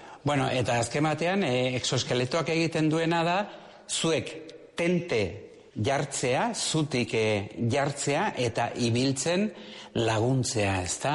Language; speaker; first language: Basque; native; Basque